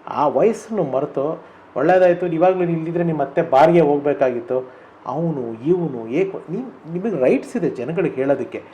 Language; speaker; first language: Kannada; native; Kannada